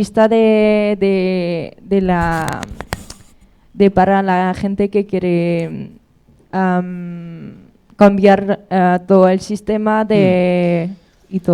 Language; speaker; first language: Spanish; non-native, fluent; French